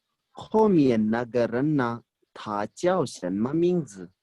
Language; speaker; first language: Chinese; non-native, fluent; Urdu